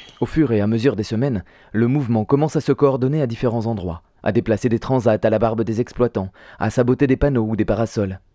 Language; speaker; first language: French; native; French